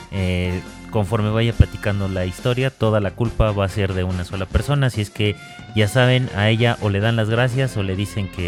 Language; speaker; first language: Spanish; native; Spanish